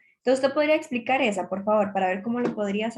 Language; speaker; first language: Spanish; native; Spanish